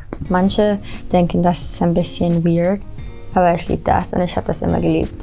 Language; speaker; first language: German; early bilingual, heritage; English